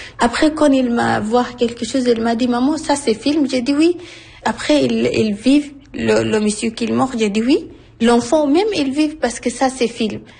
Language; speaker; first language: French; non-native, learner; Arabic